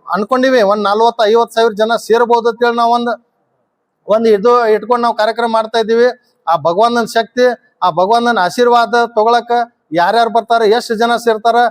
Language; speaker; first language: Kannada; non-native, local second language; Lambadi